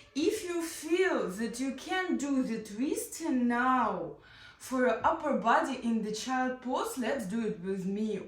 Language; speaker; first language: English; non-native, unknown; Ukrainian